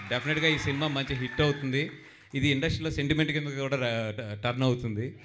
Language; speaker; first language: Telugu; native; Telugu